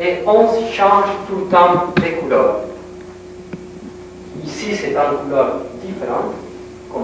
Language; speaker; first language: French; non-native, learner; Spanish